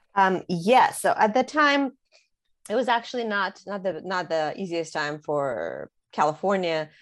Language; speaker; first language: English; early bilingual, other home language; Russian